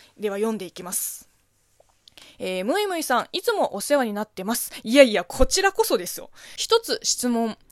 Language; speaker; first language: Japanese; non-native, fluent; Chinese